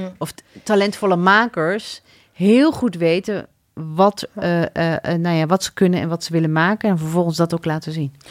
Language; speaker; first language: Dutch; early bilingual, other home language; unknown